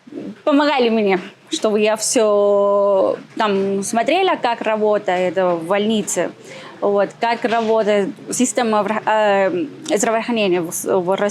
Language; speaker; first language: Russian; non-native, learner; Spanish